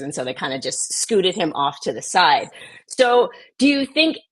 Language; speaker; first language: English; native; English